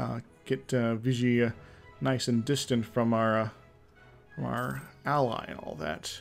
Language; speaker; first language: English; native; English